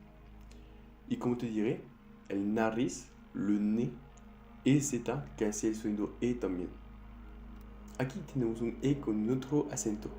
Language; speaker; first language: Spanish; non-native, fluent; French